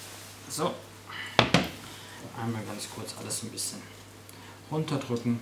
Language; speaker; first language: German; native; German